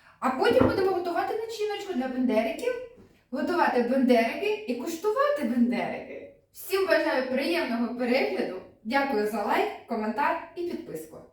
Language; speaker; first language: Ukrainian; non-native, local second language; Russian